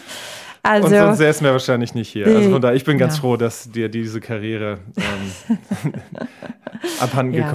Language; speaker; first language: German; native; German